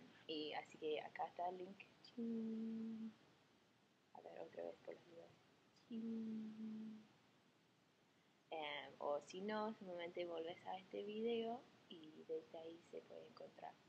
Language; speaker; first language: Spanish; non-native, fluent; English